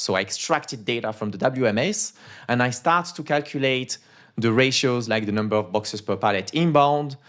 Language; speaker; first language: English; non-native, fluent; French